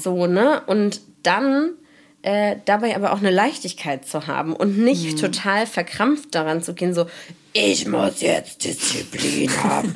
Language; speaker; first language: German; native; German